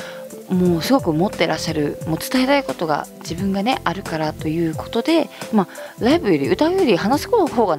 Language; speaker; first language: Japanese; native; Japanese